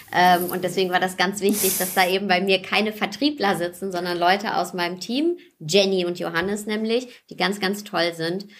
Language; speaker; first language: German; early bilingual, other home language; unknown